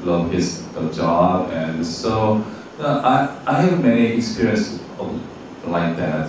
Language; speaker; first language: English; non-native, learner; Korean